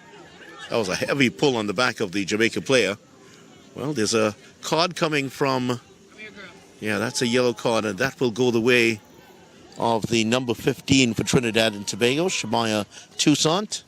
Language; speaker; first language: English; native; English